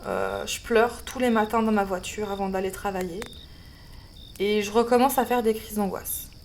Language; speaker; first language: French; native; French